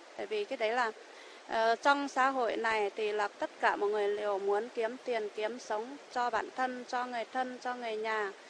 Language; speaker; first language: Vietnamese; non-native, local second language; Iu Mien